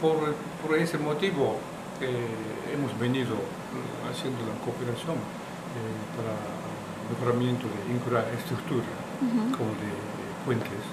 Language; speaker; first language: Spanish; non-native, learner; Japanese